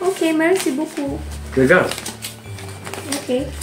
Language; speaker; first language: French; non-native, learner; Filipino